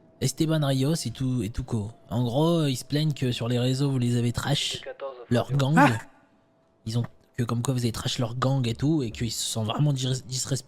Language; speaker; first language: French; native; French